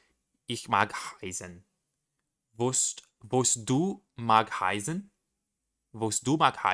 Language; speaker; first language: German; non-native, learner; Portuguese